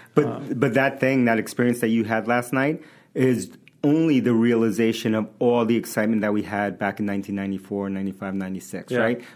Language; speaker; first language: English; early bilingual, other home language; Spanish